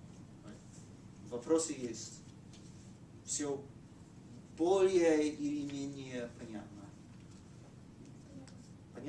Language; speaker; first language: Russian; non-native, fluent; English